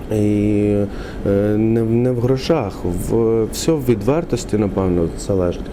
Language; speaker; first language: Ukrainian; native; Ukrainian